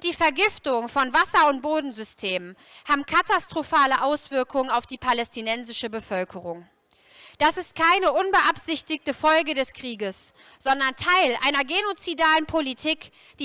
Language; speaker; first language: German; native; German